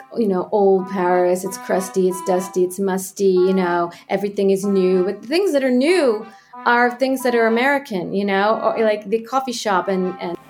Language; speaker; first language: English; native; English